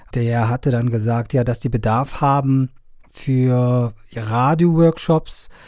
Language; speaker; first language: German; non-native, fluent; Persian